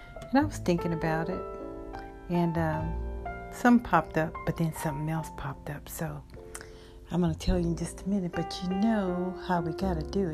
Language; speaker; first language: English; native; English